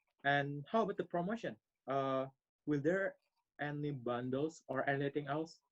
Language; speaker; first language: English; non-native, learner; Indonesian